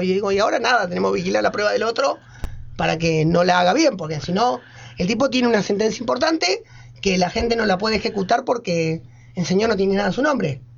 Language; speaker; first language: Spanish; native; Spanish